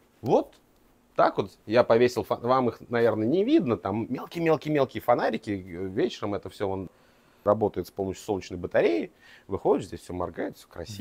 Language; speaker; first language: Russian; native; Russian